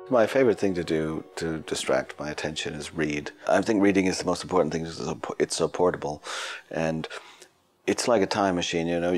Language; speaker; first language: English; native; English